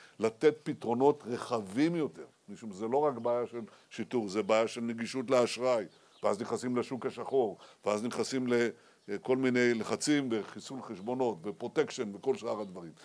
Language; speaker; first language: Hebrew; native; Hebrew